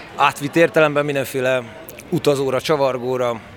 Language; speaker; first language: Hungarian; native; Hungarian